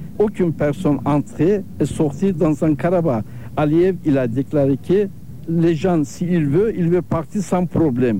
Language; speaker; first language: French; non-native, learner; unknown